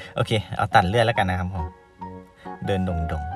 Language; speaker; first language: Thai; non-native, local second language; Northeastern Thai